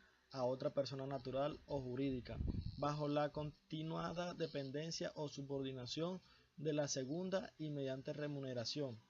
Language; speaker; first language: Spanish; native; Spanish